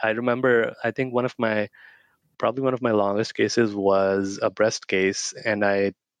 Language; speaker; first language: English; non-native, local second language; Urdu